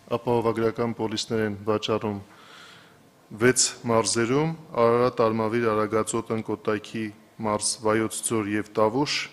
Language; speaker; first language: Armenian; native; Armenian